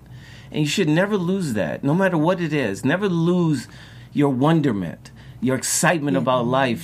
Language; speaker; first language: English; native; English